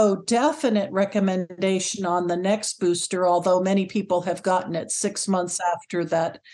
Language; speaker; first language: English; native; English